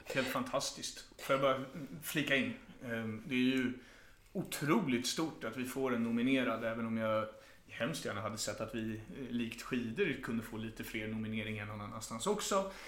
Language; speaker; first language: Swedish; native; Swedish